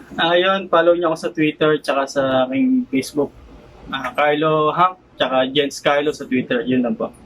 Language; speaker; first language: Filipino; native; Filipino